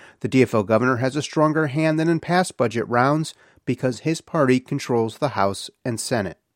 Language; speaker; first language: English; native; English